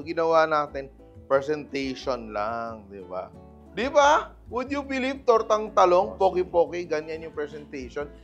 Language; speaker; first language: Filipino; native; Filipino